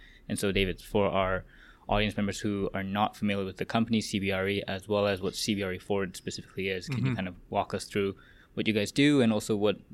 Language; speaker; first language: English; early bilingual, other home language; Korean